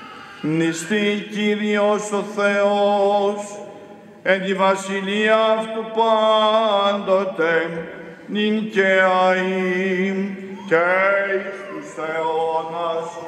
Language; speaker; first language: Greek; native; Greek